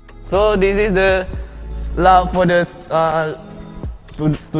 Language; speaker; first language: English; non-native, learner; Indonesian